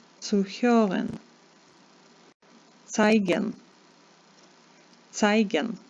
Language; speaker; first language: German; non-native, fluent; Ukrainian